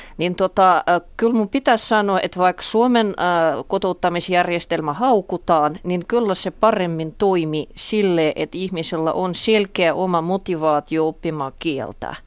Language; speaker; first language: Finnish; non-native, fluent; Russian